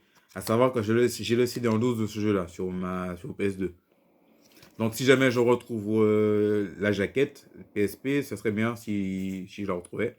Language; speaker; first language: French; native; French